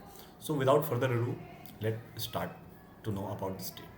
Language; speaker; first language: English; non-native, local second language; Hindi